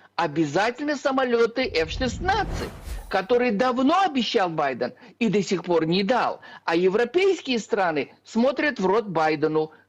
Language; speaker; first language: Russian; native; Russian